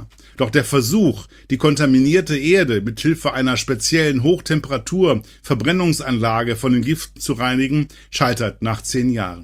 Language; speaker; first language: German; native; German